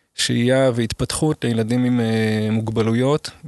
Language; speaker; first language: Hebrew; early bilingual, other home language; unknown